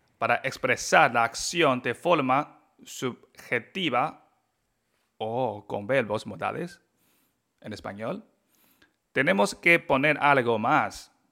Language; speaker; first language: Spanish; non-native, fluent; Chinese